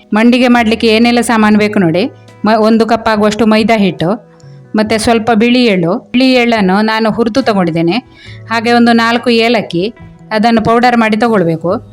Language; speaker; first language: Kannada; non-native, local second language; Konkani